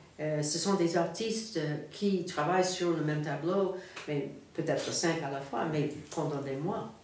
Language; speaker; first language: French; non-native, fluent; English